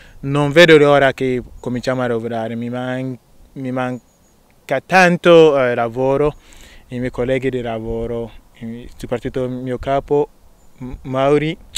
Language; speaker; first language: Italian; non-native, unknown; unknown